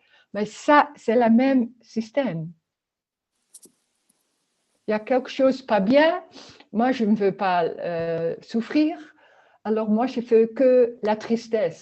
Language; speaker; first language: French; non-native, learner; Dutch